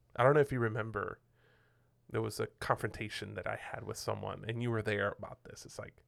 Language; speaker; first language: English; non-native, fluent; Spanish